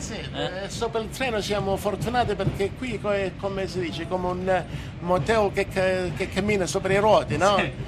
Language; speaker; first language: Italian; native; Italian